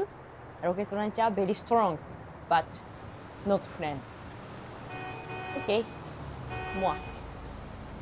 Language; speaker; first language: English; non-native, learner; Japanese